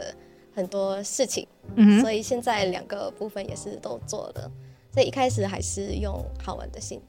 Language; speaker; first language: Chinese; non-native, fluent; Indonesian